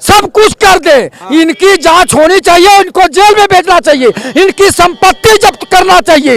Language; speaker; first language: Hindi; native; Hindi